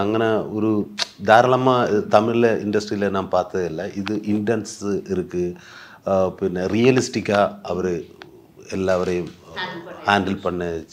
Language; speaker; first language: Tamil; non-native, learner; Malayalam